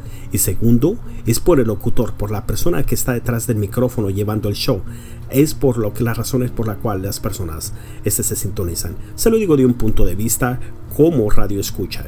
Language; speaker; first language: Spanish; early bilingual, heritage; Spanish